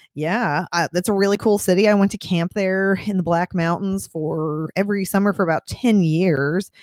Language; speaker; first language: English; native; English